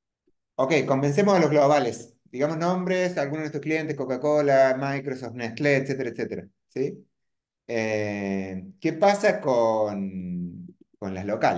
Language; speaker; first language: Spanish; native; Spanish